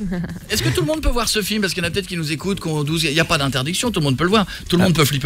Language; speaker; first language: French; native; French